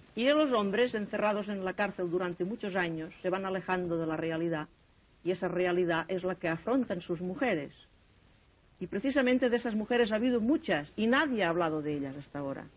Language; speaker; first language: Spanish; native; Spanish